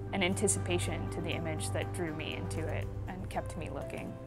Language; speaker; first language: English; native; English